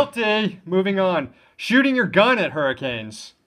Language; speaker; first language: English; native; English